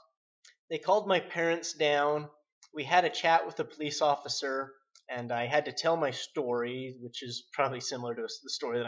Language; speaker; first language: English; native; English